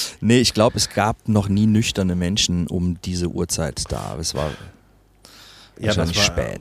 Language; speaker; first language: German; native; German